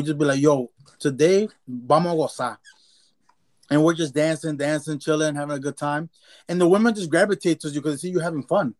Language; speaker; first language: English; early bilingual, other home language; Spanish